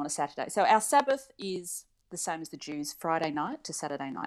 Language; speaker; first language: English; native; English